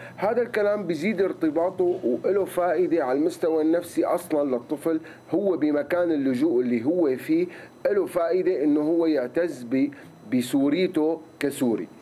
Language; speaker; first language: Arabic; native; Arabic